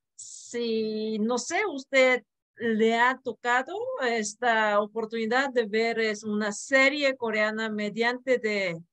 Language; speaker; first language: Spanish; non-native, fluent; Korean